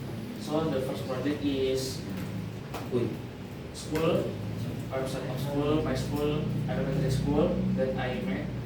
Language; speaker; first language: English; non-native, learner; Indonesian